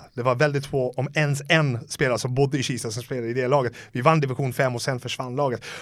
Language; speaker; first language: Swedish; non-native, fluent; English